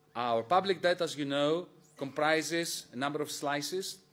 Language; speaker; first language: English; non-native, fluent; Greek